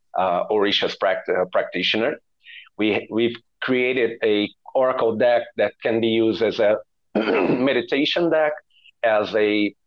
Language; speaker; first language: English; non-native, fluent; Portuguese